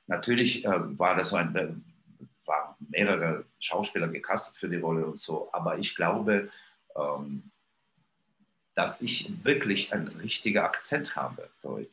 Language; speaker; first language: German; non-native, fluent; Georgian